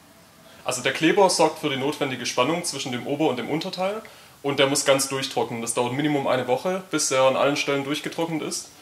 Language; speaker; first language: German; native; German